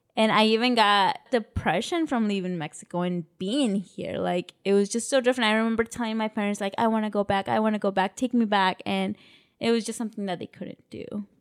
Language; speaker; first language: English; early bilingual, other home language; Spanish